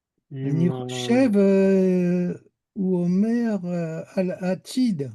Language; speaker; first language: Hebrew; non-native, learner; French